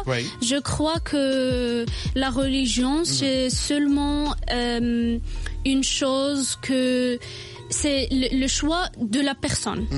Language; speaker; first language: French; non-native, local second language; Arabic